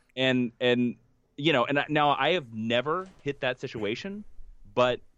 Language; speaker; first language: English; native; English